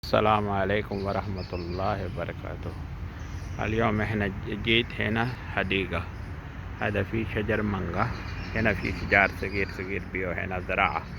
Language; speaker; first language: Arabic; non-native, learner; Urdu